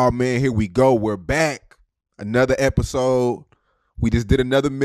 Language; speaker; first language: English; native; English